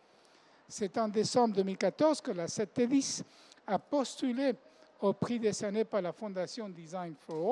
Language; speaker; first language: French; non-native, fluent; Spanish